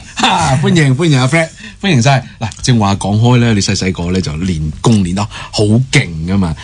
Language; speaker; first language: Cantonese; native; Cantonese